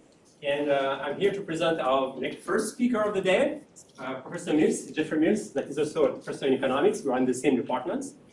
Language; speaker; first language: English; non-native, fluent; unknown